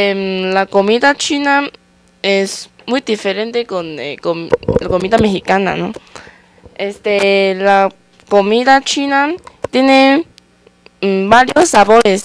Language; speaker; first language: Spanish; non-native, learner; Chinese